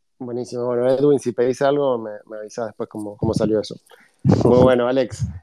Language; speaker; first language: Spanish; native; Spanish